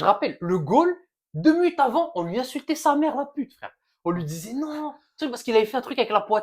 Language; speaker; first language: French; native; French